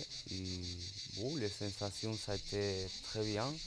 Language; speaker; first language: French; non-native, learner; Spanish